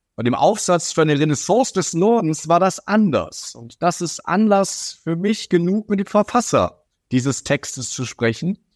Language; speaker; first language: German; native; German